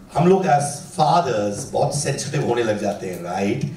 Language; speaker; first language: Hindi; native; Hindi